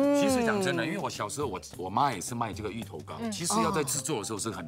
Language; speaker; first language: Chinese; native; Chinese